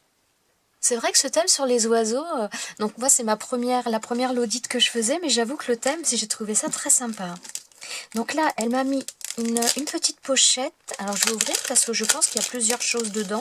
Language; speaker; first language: French; native; French